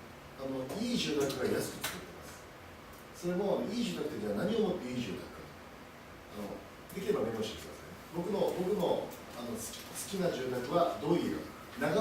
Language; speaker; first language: Japanese; native; Japanese